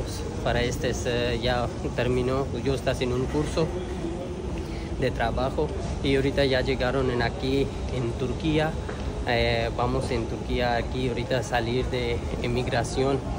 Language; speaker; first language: Spanish; non-native, learner; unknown